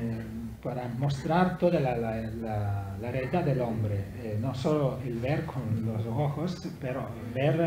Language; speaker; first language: Spanish; non-native, learner; Italian